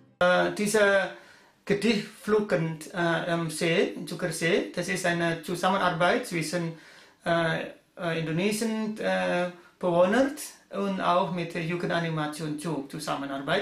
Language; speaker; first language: German; non-native, learner; Indonesian